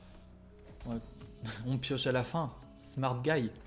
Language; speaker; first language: French; native; French